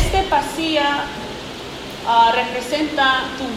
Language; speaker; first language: Spanish; non-native, learner; English